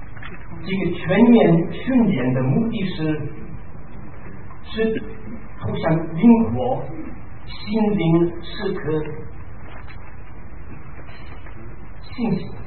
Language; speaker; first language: Chinese; non-native, fluent; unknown